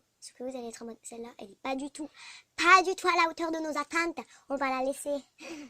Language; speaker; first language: French; native; French